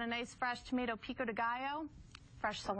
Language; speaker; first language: English; native; English